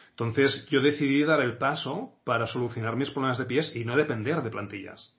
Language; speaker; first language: Spanish; non-native, local second language; Catalan